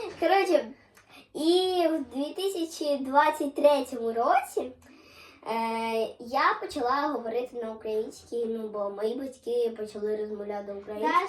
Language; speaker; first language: Ukrainian; non-native, local second language; Russian